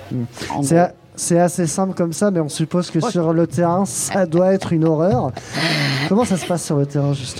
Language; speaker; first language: French; native; French